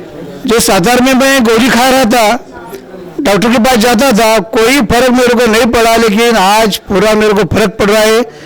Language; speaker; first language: Hindi; non-native, local second language; Marathi